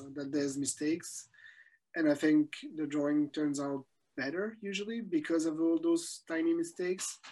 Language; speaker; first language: English; non-native, fluent; French